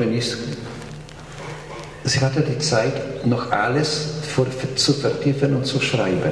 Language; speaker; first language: German; non-native, fluent; Polish